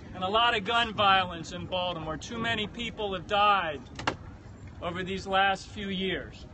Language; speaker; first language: English; native; English